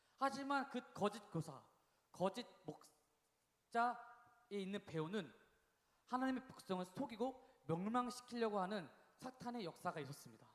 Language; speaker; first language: Korean; native; Korean